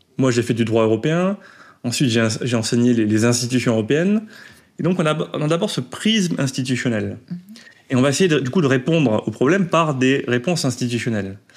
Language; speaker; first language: French; native; French